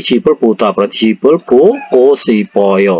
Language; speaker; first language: Korean; non-native, fluent; Indonesian